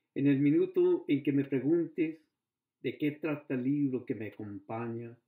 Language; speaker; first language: Spanish; native; Spanish